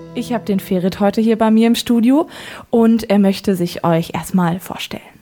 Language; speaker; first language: German; native; German